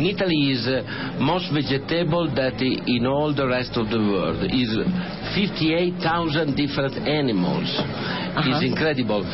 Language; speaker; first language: English; non-native, learner; Italian